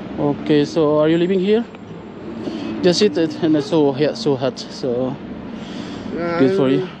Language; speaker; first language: English; non-native, learner; Filipino